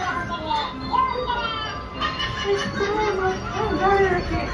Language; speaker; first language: Italian; non-native, learner; Japanese